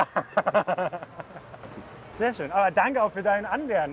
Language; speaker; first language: German; native; German